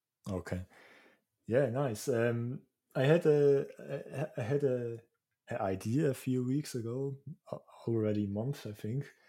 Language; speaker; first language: English; non-native, fluent; Swiss German